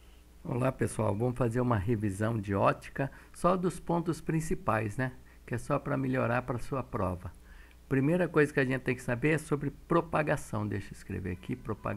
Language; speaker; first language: Portuguese; native; Portuguese